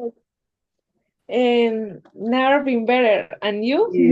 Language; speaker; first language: English; non-native, learner; Spanish